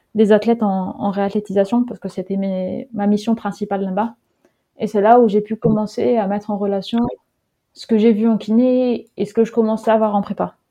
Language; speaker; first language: French; early bilingual, heritage; Dutch